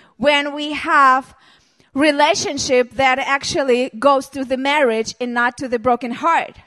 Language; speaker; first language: English; non-native, learner; Hebrew